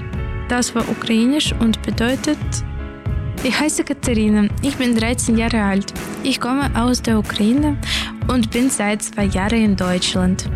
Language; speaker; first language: German; early bilingual, other home language; Ukrainian